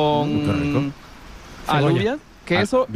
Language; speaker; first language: Spanish; native; Spanish